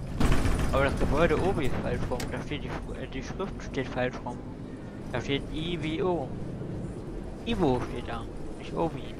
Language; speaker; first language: German; native; German